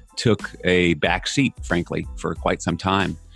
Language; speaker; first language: English; native; English